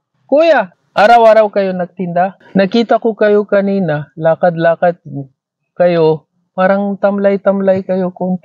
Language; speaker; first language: Filipino; non-native, learner; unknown